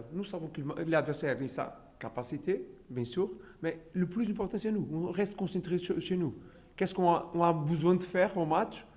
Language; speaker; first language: French; non-native, fluent; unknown